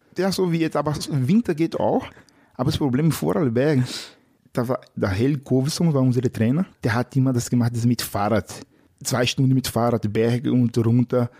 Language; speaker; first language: German; non-native, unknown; Portuguese